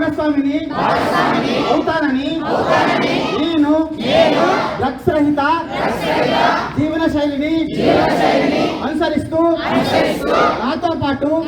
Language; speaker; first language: Telugu; native; Telugu